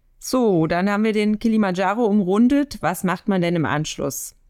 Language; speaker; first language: German; native; German